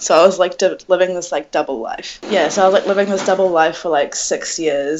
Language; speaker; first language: English; native; English